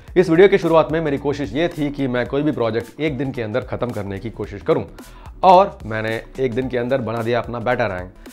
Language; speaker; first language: Hindi; non-native, local second language; Tamil